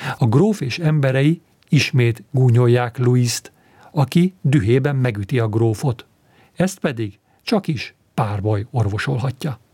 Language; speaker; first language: Hungarian; native; Hungarian